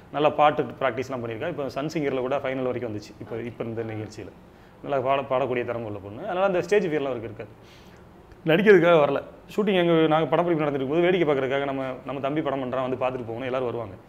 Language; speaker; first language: Tamil; native; Tamil